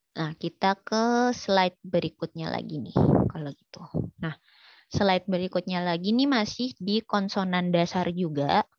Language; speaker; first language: Indonesian; native; Indonesian